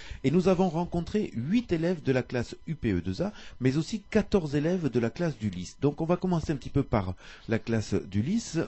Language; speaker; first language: French; native; French